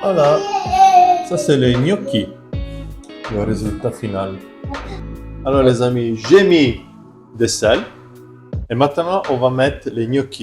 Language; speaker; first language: French; non-native, fluent; Italian